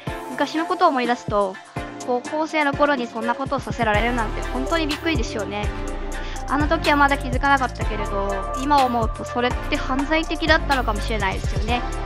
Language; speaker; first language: Japanese; native; Japanese